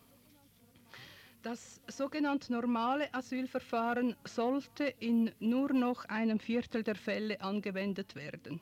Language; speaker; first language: German; native; German